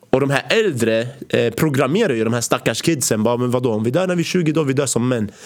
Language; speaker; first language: Swedish; early bilingual, other home language; Arabic